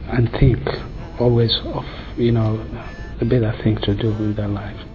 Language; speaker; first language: English; non-native, learner; French